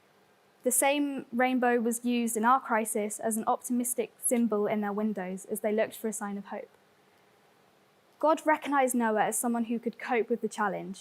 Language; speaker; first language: English; native; English